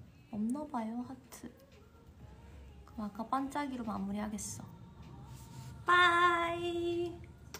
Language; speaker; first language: Korean; native; Korean